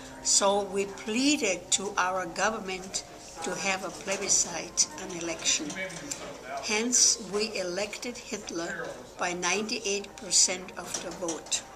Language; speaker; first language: English; non-native, fluent; German